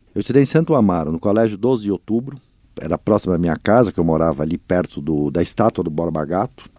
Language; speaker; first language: Portuguese; early bilingual, other home language; Dutch